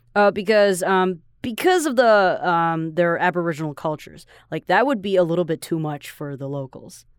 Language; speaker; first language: English; non-native, fluent; Chinese